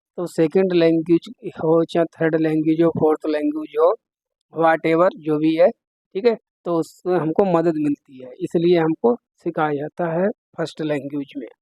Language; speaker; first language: Hindi; native; Hindi